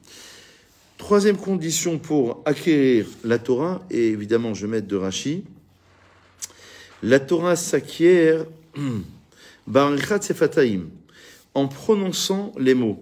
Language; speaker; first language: French; native; French